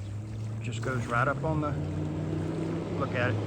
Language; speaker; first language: English; native; English